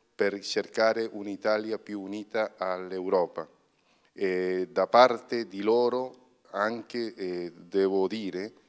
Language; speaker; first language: Italian; non-native, fluent; Spanish